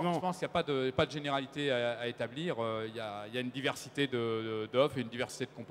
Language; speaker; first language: French; native; French